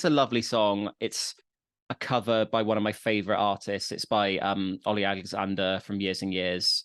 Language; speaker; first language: English; native; English